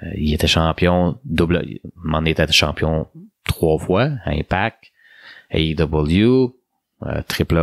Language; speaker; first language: French; native; French